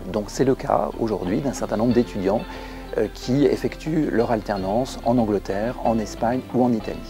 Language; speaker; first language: French; native; French